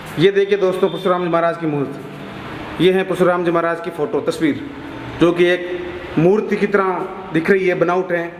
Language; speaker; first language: Hindi; native; Hindi